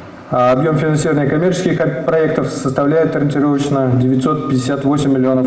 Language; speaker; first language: Russian; native; Russian